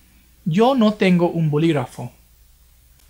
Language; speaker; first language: Spanish; non-native, fluent; English